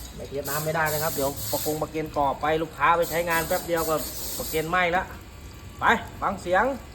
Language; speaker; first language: Thai; native; Thai